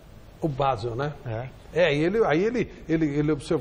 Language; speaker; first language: Portuguese; native; Portuguese